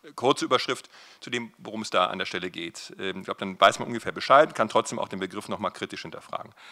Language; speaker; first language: German; native; German